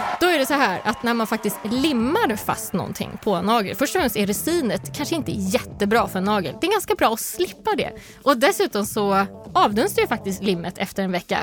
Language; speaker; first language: Swedish; native; Swedish